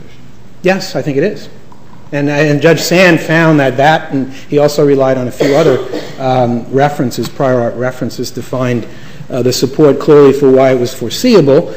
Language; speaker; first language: English; native; English